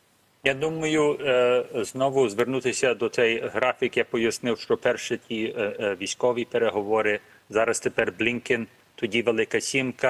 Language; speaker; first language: Ukrainian; early bilingual, heritage; Ukrainian